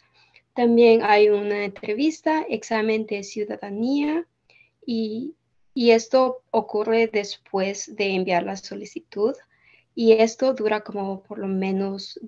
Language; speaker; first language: Spanish; early bilingual, heritage; Spanish